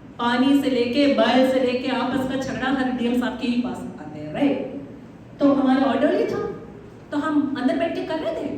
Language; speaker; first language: Hindi; non-native, local second language; Malayalam